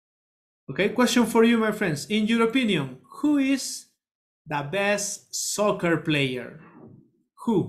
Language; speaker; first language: English; non-native, learner; Spanish